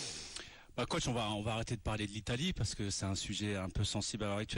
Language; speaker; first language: French; native; French